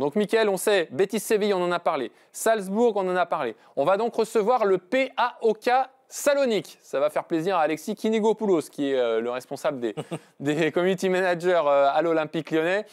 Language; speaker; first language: French; native; French